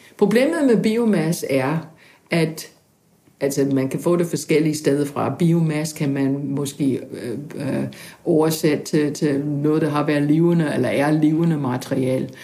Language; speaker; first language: Danish; non-native, fluent; English